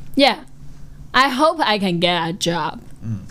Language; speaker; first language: English; non-native, learner; Chinese